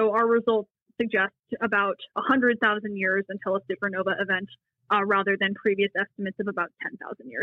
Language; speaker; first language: English; native; English